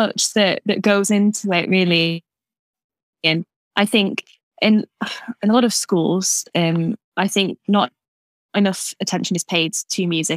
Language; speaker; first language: English; native; English